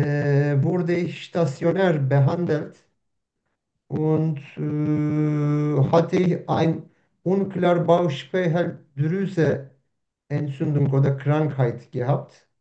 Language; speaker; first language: German; non-native, learner; Turkish